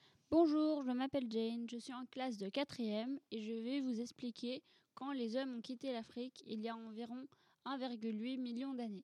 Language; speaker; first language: French; native; French